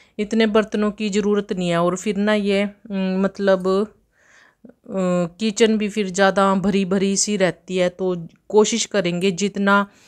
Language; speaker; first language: Hindi; native; Hindi